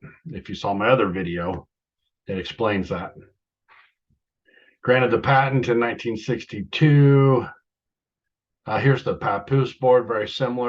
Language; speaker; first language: English; native; English